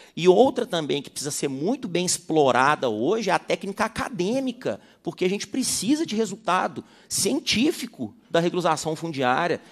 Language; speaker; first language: Portuguese; native; Portuguese